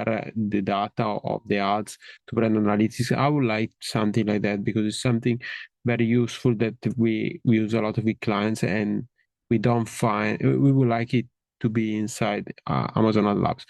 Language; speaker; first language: English; non-native, fluent; Italian